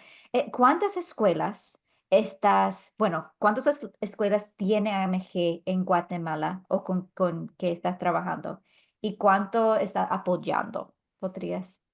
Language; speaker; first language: Spanish; non-native, fluent; English